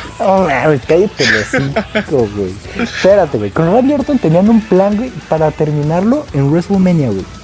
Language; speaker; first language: Spanish; native; Spanish